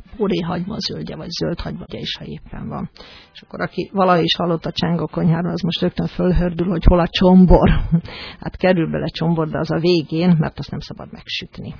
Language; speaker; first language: Hungarian; native; Hungarian